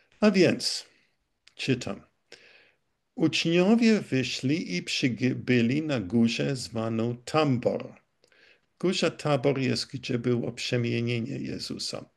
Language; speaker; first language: Polish; early bilingual, heritage; Polish